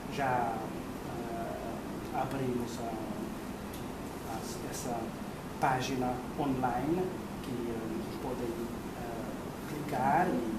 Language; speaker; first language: Portuguese; non-native, fluent; Hungarian